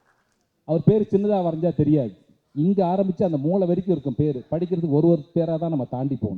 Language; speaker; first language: Tamil; native; Tamil